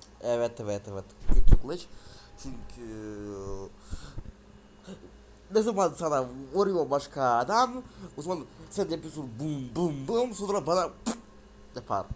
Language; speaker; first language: Turkish; non-native, learner; Russian